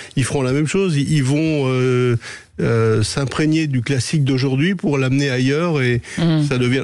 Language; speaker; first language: French; native; French